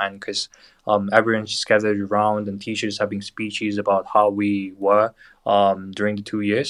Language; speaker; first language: English; non-native, fluent; Korean